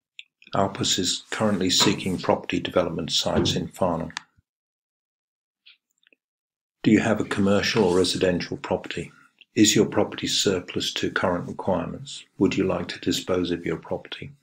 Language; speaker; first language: English; native; English